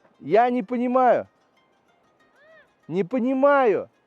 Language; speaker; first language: Russian; native; Russian